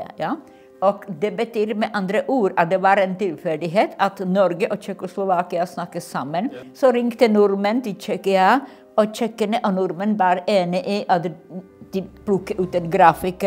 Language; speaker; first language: Norwegian; non-native, fluent; Czech